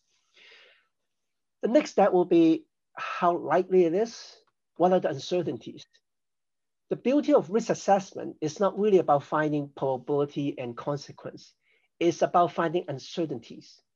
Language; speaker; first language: English; non-native, local second language; Cantonese